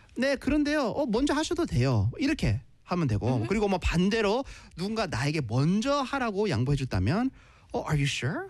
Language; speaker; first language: Korean; native; Korean